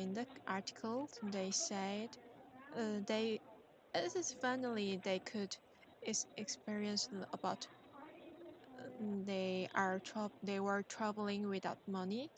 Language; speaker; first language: English; non-native, learner; Korean